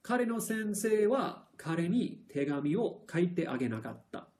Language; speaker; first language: Japanese; non-native, fluent; English